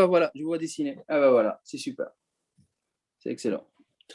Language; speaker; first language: French; native; French